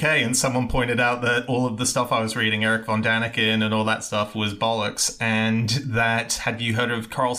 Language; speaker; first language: English; native; English